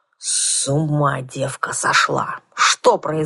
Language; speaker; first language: Russian; native; Russian